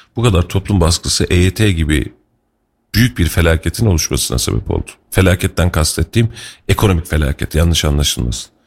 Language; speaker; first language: Turkish; native; Turkish